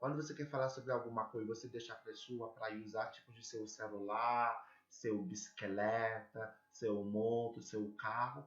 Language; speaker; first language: Portuguese; non-native, learner; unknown